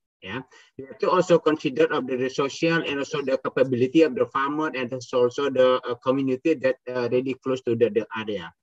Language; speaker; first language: English; non-native, fluent; Indonesian